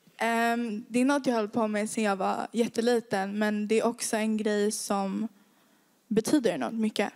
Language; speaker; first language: Swedish; native; Swedish